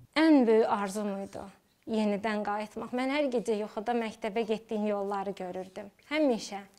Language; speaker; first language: Azerbaijani; native; Azerbaijani